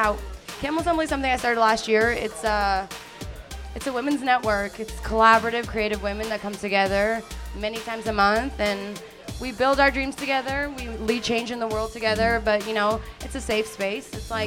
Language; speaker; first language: English; native; English